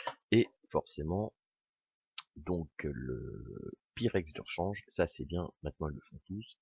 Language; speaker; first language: French; native; French